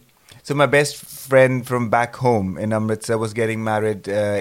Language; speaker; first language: English; non-native, local second language; Punjabi